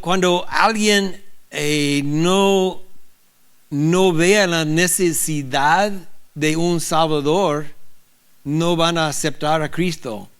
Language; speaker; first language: Spanish; non-native, learner; English